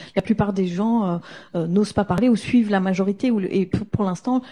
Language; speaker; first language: French; native; French